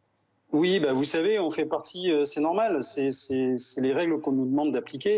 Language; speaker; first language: French; native; French